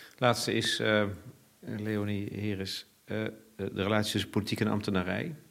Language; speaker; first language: Dutch; native; Dutch